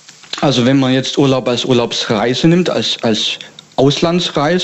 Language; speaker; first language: German; native; German